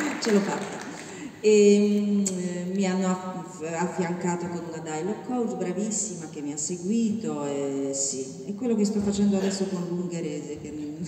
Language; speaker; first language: Italian; non-native, fluent; Slovak